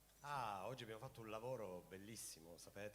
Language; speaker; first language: Italian; native; Italian